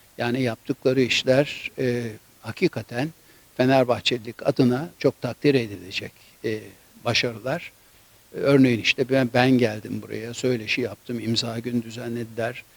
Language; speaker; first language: Turkish; native; Turkish